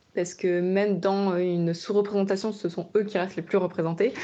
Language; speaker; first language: French; native; French